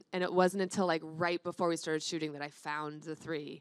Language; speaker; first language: English; native; English